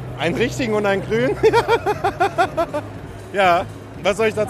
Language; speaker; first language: German; native; German